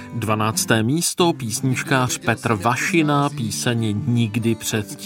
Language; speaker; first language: Czech; native; Czech